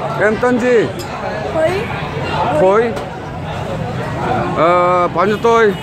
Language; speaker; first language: Vietnamese; non-native, learner; Korean